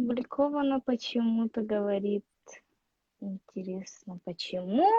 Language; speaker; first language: Russian; non-native, local second language; Yakut